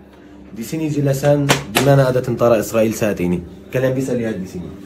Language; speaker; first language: Indonesian; non-native, fluent; Arabic